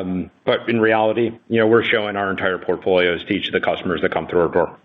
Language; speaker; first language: English; native; English